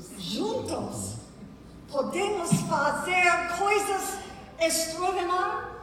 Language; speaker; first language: Portuguese; non-native, learner; English